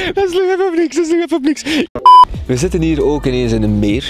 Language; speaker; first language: Dutch; native; Dutch